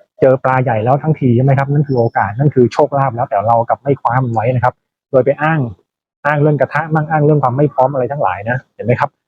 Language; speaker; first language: Thai; native; Thai